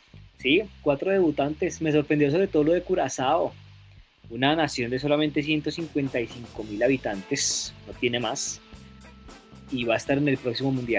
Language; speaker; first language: Spanish; native; Spanish